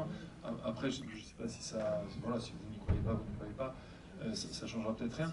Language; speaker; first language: French; native; French